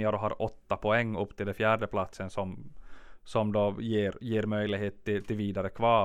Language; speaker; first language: Swedish; native; Swedish